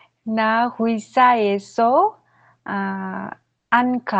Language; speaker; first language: Korean; non-native, learner; Bangla